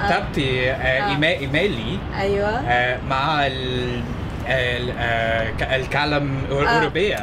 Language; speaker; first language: Arabic; non-native, learner; English